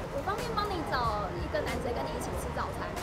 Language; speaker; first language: Chinese; native; Chinese